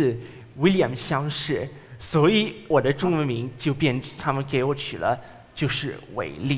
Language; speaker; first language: Chinese; non-native, learner; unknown